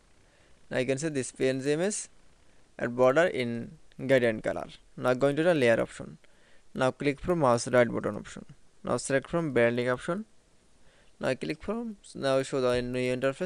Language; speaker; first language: English; non-native, learner; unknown